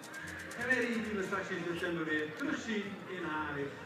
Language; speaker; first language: Dutch; native; Dutch